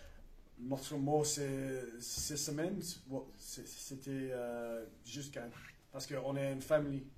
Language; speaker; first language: French; non-native, learner; English